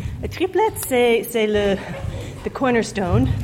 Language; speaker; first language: French; non-native, learner; English